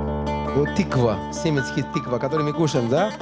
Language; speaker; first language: Russian; non-native, learner; Greek